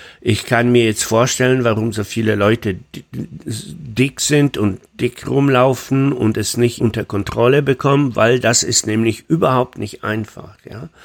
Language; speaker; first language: German; non-native, fluent; Polish